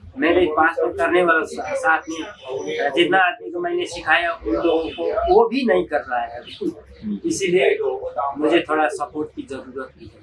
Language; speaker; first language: Hindi; non-native, local second language; Nepali